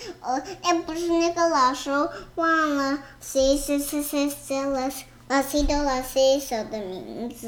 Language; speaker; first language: Chinese; early bilingual, other home language; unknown